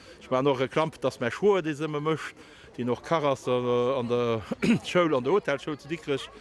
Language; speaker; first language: Luxembourgish; native; Luxembourgish